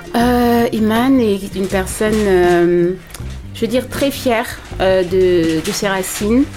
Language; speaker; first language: French; non-native, local second language; Lingala